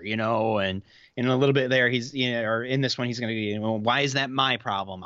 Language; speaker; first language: English; native; English